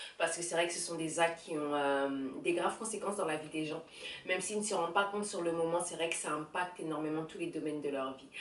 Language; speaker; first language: French; native; French